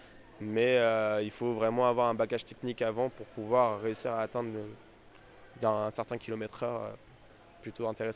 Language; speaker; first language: French; native; French